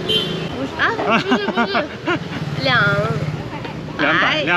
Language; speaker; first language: Chinese; non-native, learner; Vietnamese